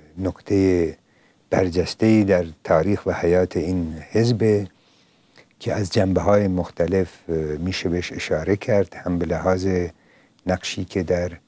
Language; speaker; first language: Persian; non-native, local second language; Central Kurdish